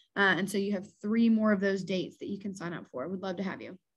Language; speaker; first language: English; native; English